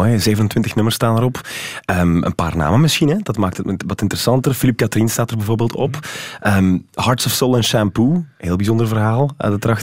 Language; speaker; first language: Dutch; native; Dutch